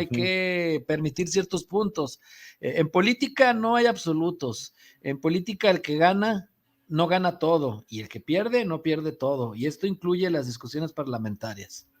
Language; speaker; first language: Spanish; native; Spanish